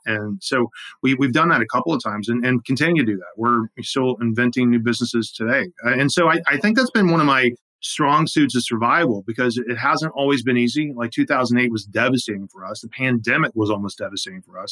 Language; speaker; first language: English; native; English